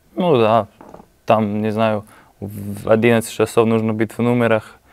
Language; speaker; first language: Russian; non-native, learner; Slovenian